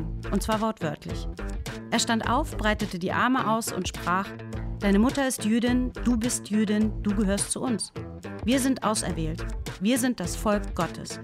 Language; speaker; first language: German; early bilingual, other home language; Polish